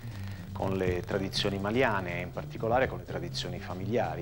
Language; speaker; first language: Italian; native; Italian